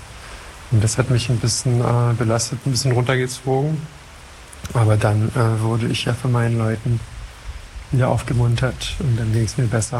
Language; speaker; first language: German; non-native, fluent; French